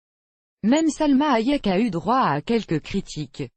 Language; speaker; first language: French; native; French